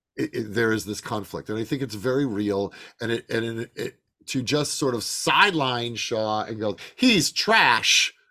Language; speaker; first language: English; native; English